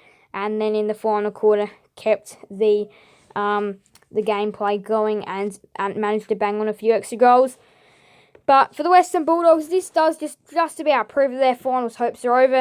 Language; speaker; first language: English; native; English